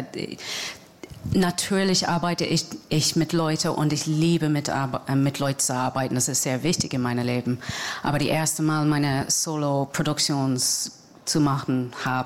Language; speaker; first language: German; non-native, fluent; English